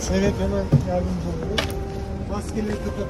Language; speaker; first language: Turkish; native; Turkish